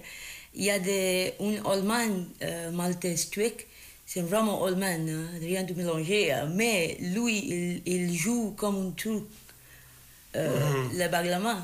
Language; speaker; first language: French; non-native, learner; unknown